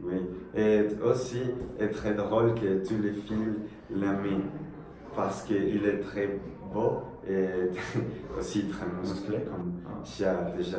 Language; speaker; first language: French; non-native, learner; Spanish